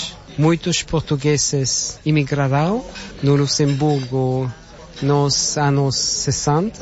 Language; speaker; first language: Portuguese; non-native, fluent; Luxembourgish